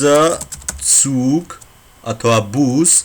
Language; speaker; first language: German; non-native, learner; Nepali